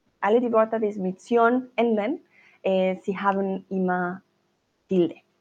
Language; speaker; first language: German; non-native, learner; Spanish